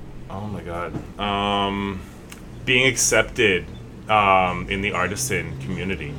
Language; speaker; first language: English; native; English